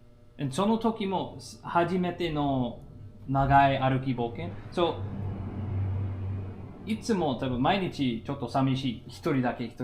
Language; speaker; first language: Japanese; non-native, learner; English